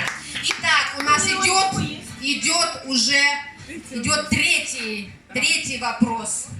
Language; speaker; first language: Russian; native; Russian